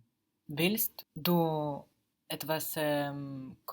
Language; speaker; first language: German; non-native, learner; English